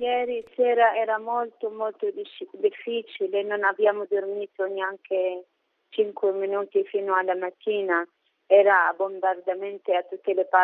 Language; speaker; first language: Italian; non-native, learner; Arabic